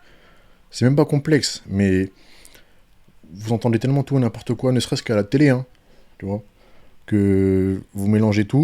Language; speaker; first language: French; native; French